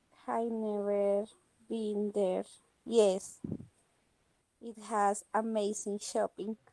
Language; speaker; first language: English; non-native, learner; Spanish